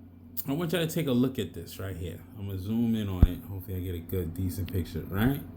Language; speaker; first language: English; native; English